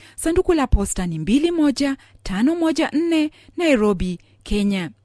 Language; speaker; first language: Swahili; non-native, local second language; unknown